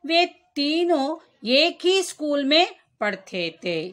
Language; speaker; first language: Hindi; non-native, local second language; Kannada